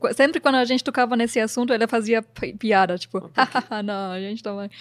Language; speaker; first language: Portuguese; non-native, fluent; German